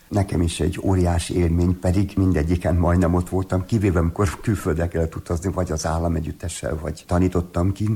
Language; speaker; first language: Hungarian; native; Hungarian